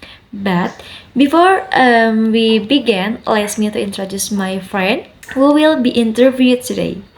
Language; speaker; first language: English; non-native, learner; Indonesian